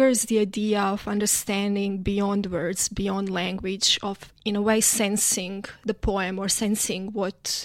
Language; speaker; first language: English; non-native, fluent; Croatian